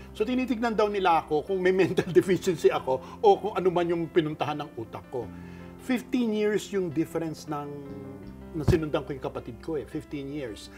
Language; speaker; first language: Filipino; native; Filipino